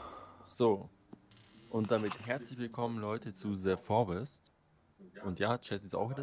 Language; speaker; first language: German; native; German